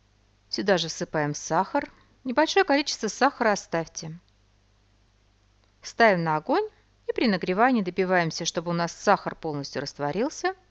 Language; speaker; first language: Russian; native; Russian